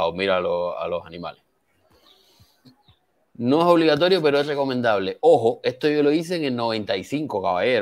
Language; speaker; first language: Spanish; native; Spanish